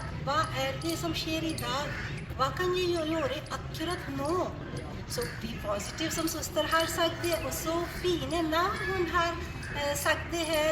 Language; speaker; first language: Norwegian; non-native, fluent; Urdu